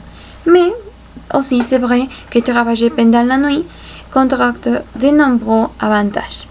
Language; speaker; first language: French; non-native, fluent; Spanish